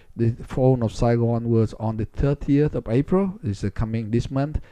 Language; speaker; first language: English; non-native, fluent; Vietnamese